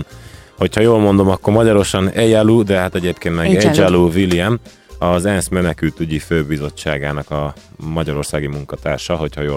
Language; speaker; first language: Hungarian; native; Hungarian